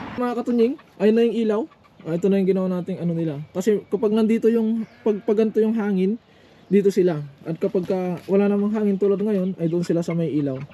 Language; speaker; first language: Filipino; non-native, local second language; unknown